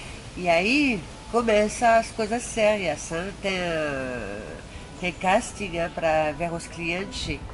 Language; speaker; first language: Portuguese; non-native, fluent; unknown